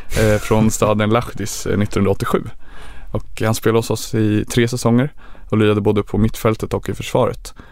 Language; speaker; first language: Swedish; native; Swedish